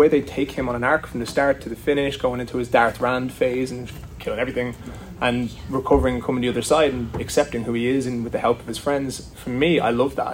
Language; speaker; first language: English; native; English